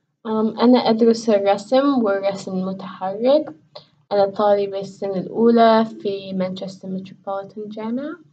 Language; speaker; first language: Arabic; non-native, learner; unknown